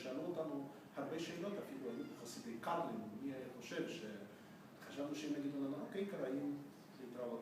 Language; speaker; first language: Hebrew; non-native, fluent; Russian